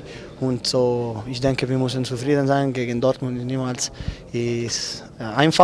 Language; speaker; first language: German; non-native, learner; Italian